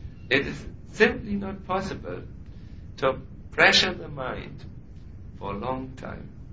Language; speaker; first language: English; non-native, fluent; German